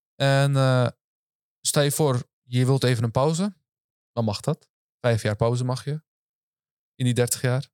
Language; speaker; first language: Dutch; early bilingual, other home language; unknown